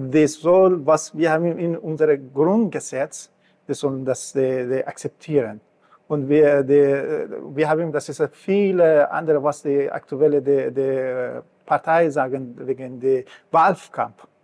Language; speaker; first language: German; non-native, learner; Persian